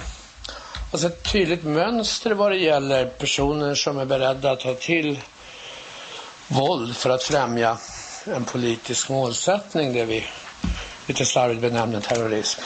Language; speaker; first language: Swedish; native; Swedish